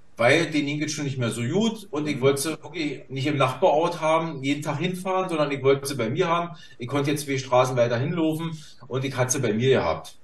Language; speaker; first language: German; native; German